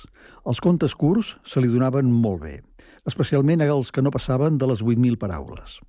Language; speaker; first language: Catalan; native; Catalan